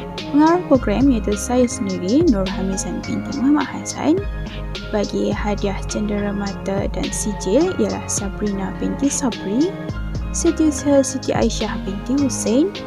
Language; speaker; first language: Malay; native; Malay